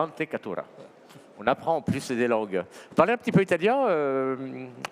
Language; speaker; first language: French; native; French